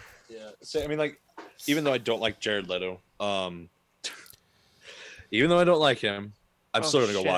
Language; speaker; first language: English; native; English